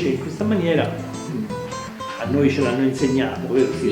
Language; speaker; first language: Italian; native; Italian